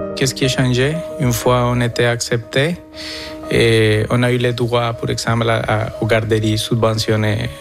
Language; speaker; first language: French; non-native, fluent; Spanish